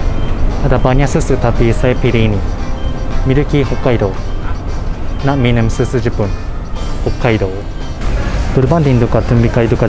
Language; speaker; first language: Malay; non-native, learner; Japanese